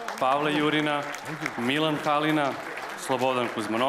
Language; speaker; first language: Serbian; native; Serbian